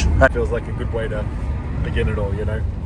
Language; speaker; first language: English; native; English